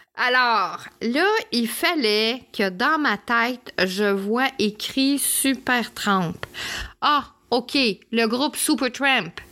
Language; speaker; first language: French; native; French